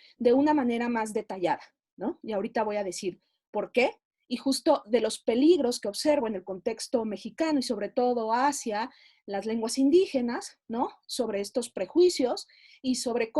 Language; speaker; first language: Spanish; native; Spanish